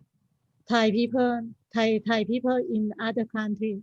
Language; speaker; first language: English; non-native, learner; Thai